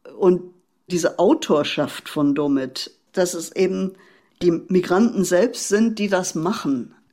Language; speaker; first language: German; native; German